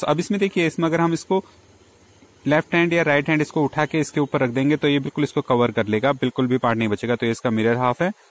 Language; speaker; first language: Hindi; native; Hindi